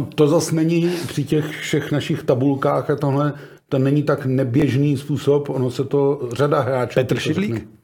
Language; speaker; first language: Czech; native; Czech